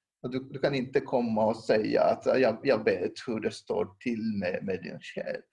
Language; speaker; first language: Swedish; non-native, local second language; Finnish